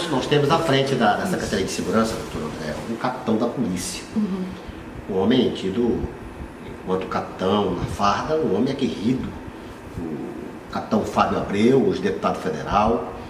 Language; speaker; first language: Portuguese; native; Portuguese